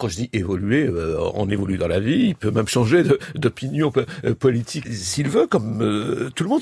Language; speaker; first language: French; native; French